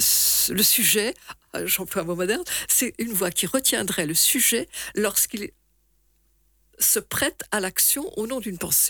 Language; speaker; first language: French; native; French